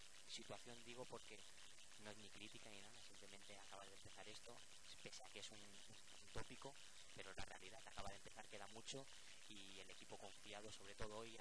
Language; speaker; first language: Spanish; native; Spanish